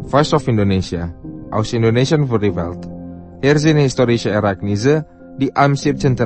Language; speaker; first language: German; non-native, fluent; Indonesian